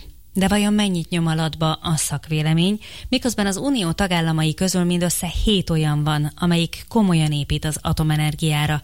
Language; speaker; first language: Hungarian; native; Hungarian